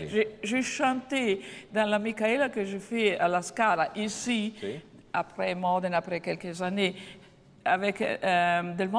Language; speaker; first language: French; non-native, fluent; Italian